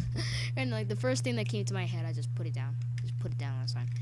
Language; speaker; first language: English; native; English